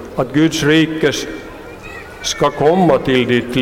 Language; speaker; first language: Swedish; non-native, local second language; Finnish